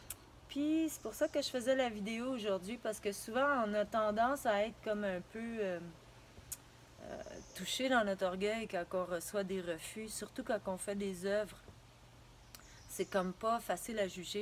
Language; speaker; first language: French; native; French